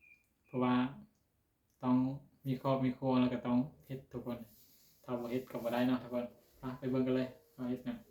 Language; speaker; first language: Thai; non-native, local second language; Northeastern Thai